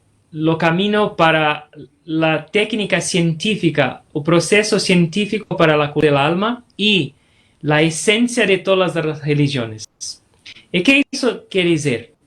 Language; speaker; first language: Spanish; non-native, fluent; Portuguese